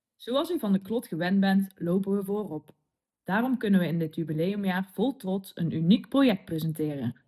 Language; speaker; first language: Dutch; native; Dutch